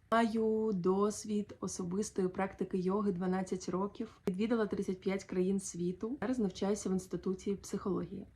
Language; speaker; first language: Ukrainian; native; Ukrainian